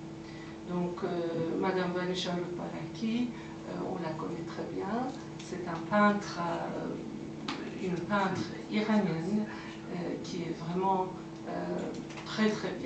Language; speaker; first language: French; non-native, fluent; Persian